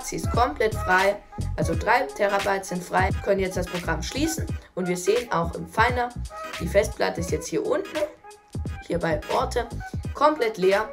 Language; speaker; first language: German; native; German